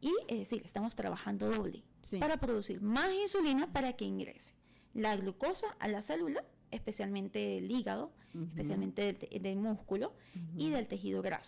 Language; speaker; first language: Spanish; native; Spanish